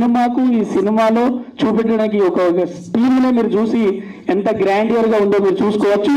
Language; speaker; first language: Telugu; native; Telugu